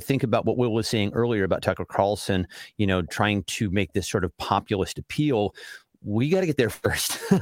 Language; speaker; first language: English; native; English